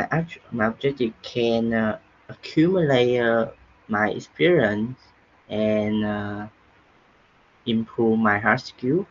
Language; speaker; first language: English; non-native, learner; Vietnamese